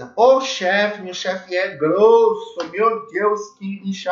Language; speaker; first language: Portuguese; non-native, learner; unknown